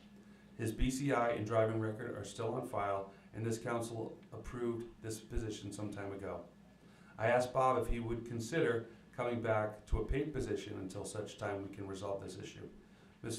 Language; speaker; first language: English; native; English